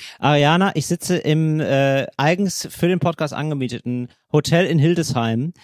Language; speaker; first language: German; native; German